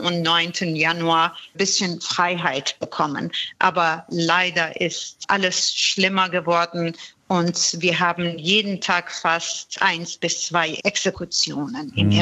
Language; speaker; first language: German; non-native, fluent; Persian